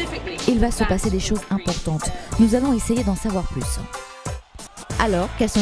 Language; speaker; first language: French; native; French